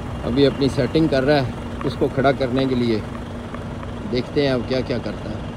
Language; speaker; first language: Urdu; non-native, local second language; Punjabi